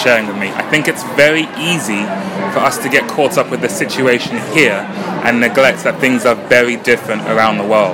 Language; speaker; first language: English; non-native, local second language; Ganda